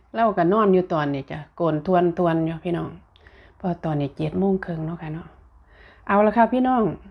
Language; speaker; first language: Thai; native; Thai